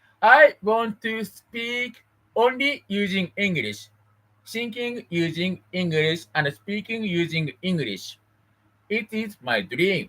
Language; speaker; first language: English; non-native, learner; Japanese